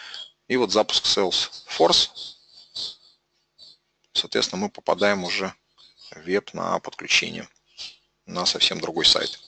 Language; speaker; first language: Russian; native; Russian